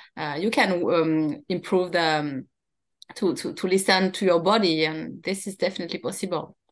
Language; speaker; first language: English; non-native, fluent; French